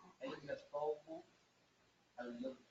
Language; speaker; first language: Arabic; non-native, learner; English